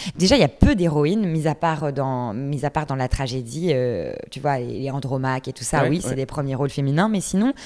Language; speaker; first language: French; native; French